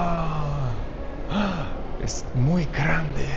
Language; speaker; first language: Spanish; non-native, learner; French